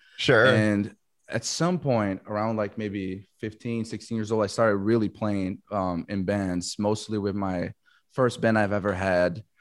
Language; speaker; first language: English; non-native, fluent; Portuguese